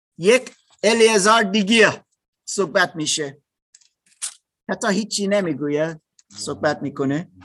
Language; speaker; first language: Persian; non-native, learner; German